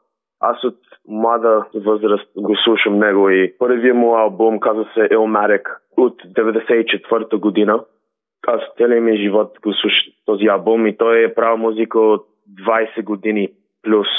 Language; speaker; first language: Bulgarian; early bilingual, heritage; Bulgarian